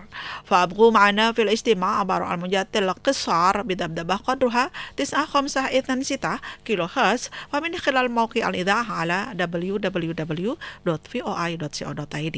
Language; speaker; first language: Arabic; non-native, fluent; Indonesian